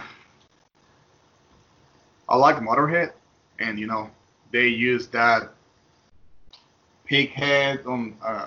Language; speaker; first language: English; non-native, fluent; Spanish